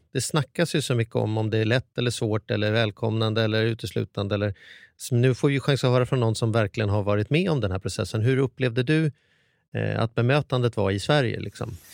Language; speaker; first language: Swedish; native; Swedish